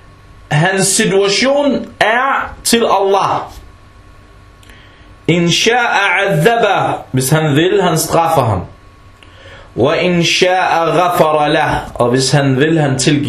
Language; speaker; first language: Danish; non-native, fluent; Arabic